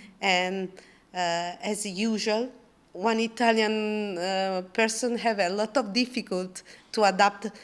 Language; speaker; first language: English; non-native, learner; Italian